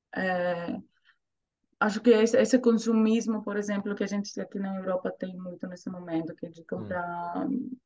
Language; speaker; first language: Portuguese; non-native, fluent; Greek